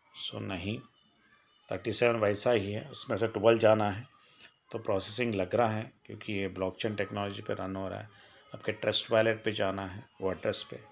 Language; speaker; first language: Hindi; non-native, local second language; Telugu